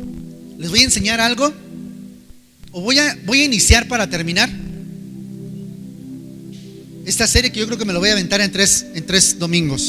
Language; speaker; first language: Spanish; native; Spanish